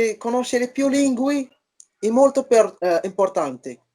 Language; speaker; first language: Italian; non-native, learner; Arabic